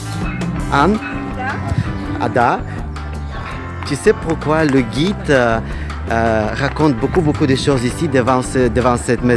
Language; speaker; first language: French; non-native, learner; Russian